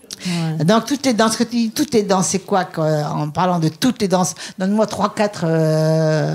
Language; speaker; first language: French; native; French